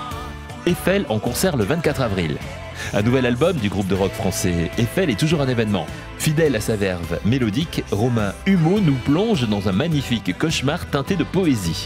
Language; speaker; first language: French; native; French